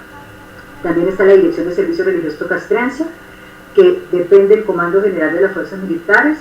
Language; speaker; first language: Spanish; native; Spanish